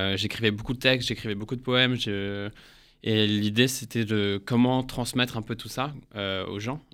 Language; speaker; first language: French; early bilingual, heritage; English